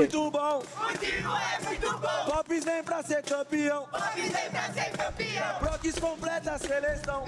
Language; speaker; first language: Portuguese; native; Portuguese